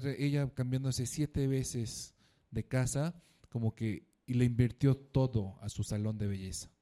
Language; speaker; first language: Spanish; native; Spanish